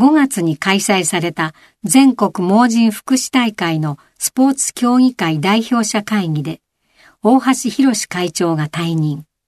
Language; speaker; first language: Japanese; native; Japanese